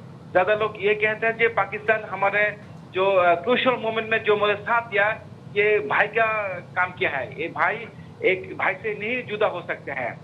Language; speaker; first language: Hindi; non-native, fluent; Bangla